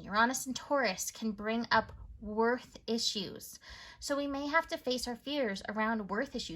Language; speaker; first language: English; native; English